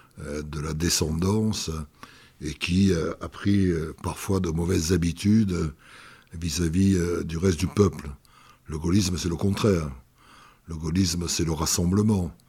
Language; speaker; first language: French; native; French